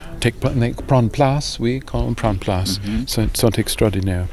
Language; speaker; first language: French; non-native, learner; English